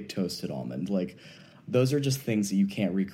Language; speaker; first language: English; native; English